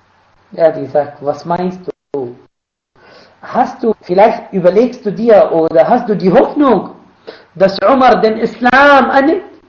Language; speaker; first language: German; non-native, fluent; Arabic